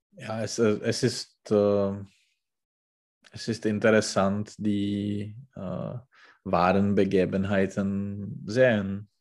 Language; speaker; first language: German; non-native, learner; Czech